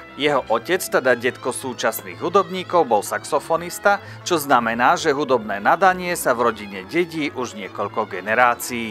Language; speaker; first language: Slovak; native; Slovak